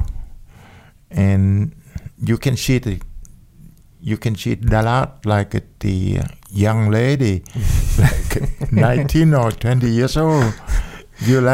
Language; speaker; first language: English; non-native, learner; Vietnamese